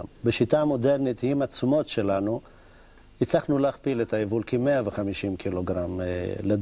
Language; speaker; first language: Hebrew; native; Hebrew